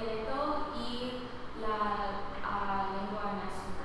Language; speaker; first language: Spanish; early bilingual, heritage; Spanish